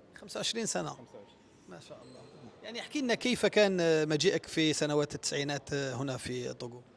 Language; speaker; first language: Arabic; native; Arabic